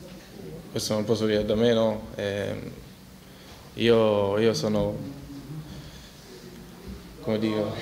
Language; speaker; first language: Italian; early bilingual, heritage; Italian